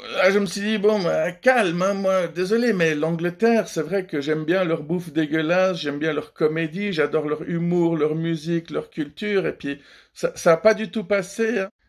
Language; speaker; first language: French; early bilingual, other home language; Persian